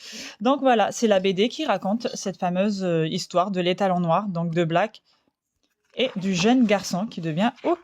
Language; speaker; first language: French; native; French